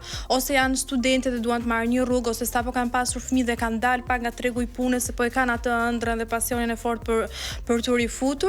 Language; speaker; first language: Albanian; native; Albanian